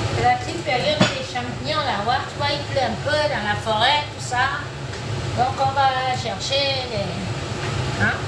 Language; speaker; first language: French; native; French